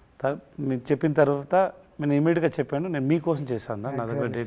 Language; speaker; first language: Telugu; non-native, learner; Tamil